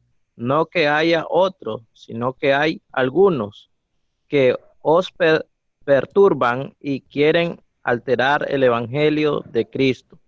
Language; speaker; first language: Spanish; native; Spanish